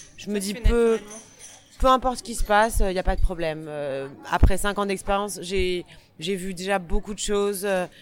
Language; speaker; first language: French; native; French